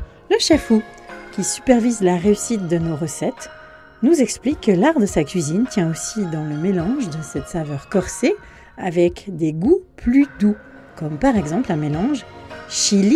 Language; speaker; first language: French; native; French